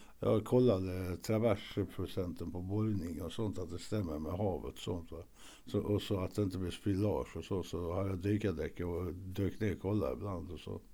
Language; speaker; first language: Swedish; early bilingual, other home language; Norwegian